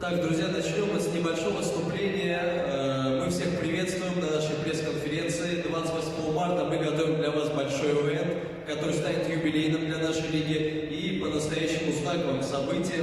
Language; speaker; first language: Russian; native; Russian